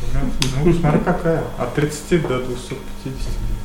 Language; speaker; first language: Russian; native; Russian